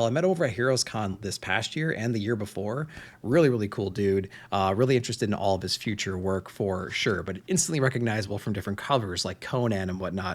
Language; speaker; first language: English; native; English